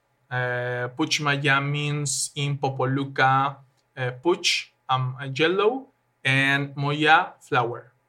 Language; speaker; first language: English; non-native, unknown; Spanish